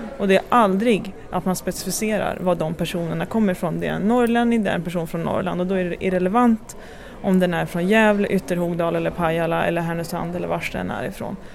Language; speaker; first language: Swedish; native; Swedish